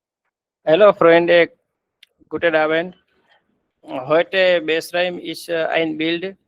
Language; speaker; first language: German; non-native, learner; Hindi